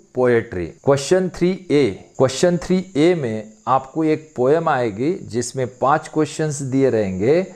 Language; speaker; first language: Hindi; non-native, local second language; Marathi